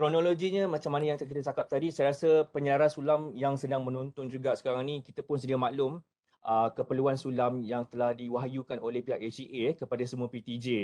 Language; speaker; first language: Malay; native; Malay